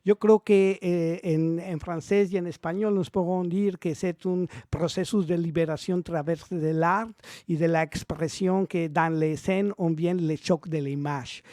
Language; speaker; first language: French; non-native, learner; Spanish